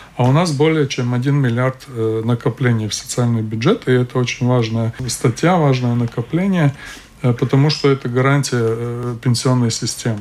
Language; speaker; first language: Russian; non-native, local second language; Latvian